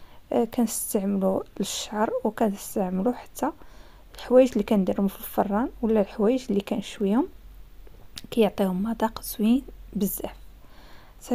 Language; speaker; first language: Arabic; native; Arabic